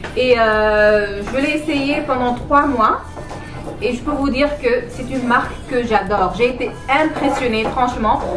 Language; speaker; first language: French; non-native, local second language; Wolof